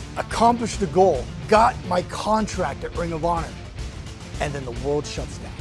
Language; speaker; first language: English; native; English